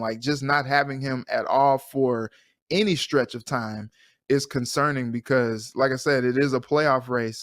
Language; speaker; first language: English; native; English